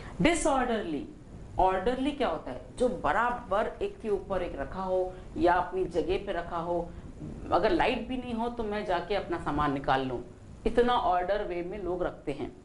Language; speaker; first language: Hindi; native; Hindi